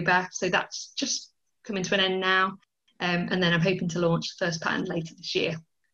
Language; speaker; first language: English; native; English